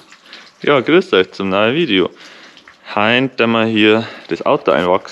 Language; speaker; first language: German; native; German